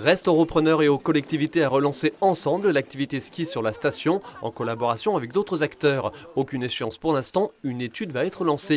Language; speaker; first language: French; native; French